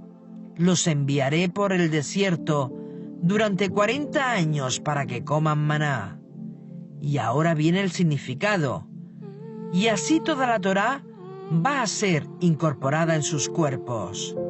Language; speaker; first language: Spanish; native; Spanish